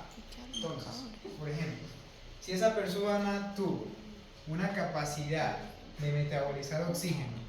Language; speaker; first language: Spanish; native; Spanish